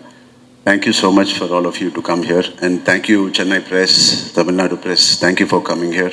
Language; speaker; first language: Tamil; non-native, learner; Telugu